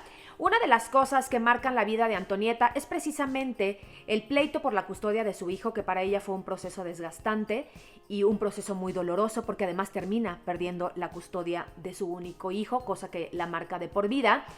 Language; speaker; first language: Spanish; native; Spanish